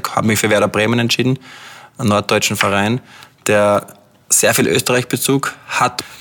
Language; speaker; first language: German; native; German